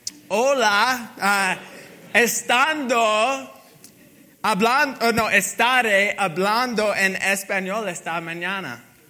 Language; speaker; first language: Spanish; non-native, learner; English